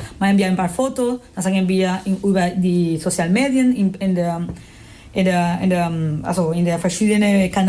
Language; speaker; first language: German; non-native, fluent; Spanish